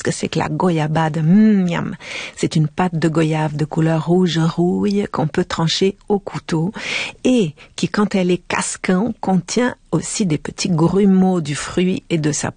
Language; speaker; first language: French; native; French